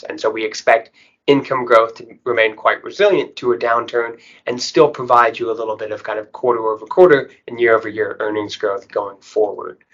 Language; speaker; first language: English; native; English